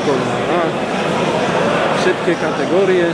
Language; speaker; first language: Polish; non-native, learner; Slovak